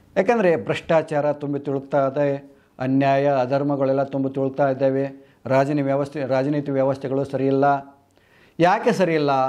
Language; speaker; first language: Kannada; non-native, local second language; Telugu